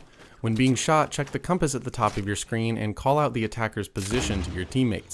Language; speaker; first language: English; native; English